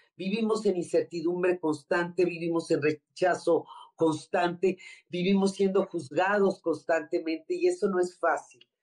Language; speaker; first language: Spanish; native; Spanish